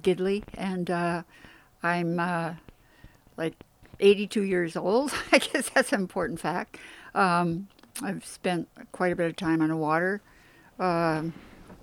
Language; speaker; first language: English; native; English